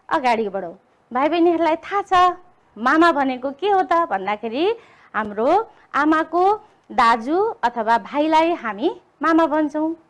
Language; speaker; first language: Nepali; native; Nepali